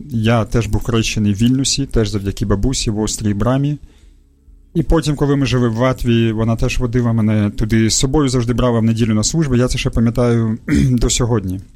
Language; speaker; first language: Ukrainian; early bilingual, other home language; Russian